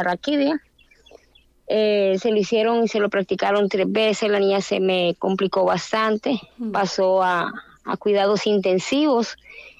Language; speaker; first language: Spanish; native; Spanish